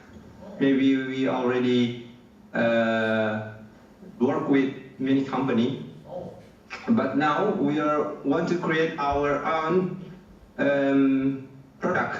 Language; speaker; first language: English; non-native, learner; Indonesian